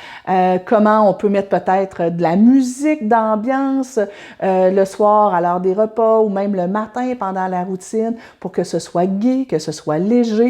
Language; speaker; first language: French; native; French